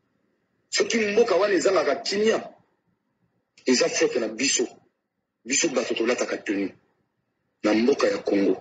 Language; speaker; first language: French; non-native, local second language; Lingala